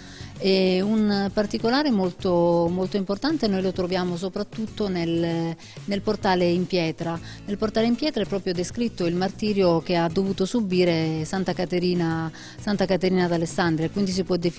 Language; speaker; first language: Italian; native; Italian